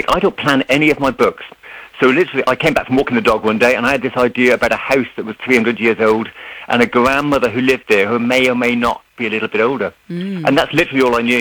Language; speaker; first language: English; native; English